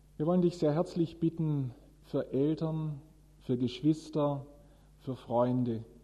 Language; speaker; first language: German; native; German